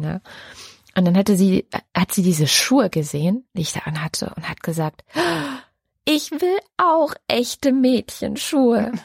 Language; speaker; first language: German; native; German